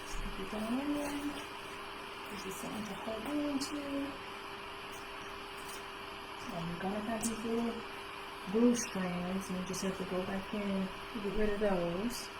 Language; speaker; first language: English; native; English